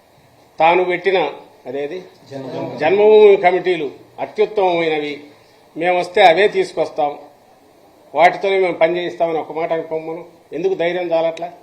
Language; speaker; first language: Telugu; native; Telugu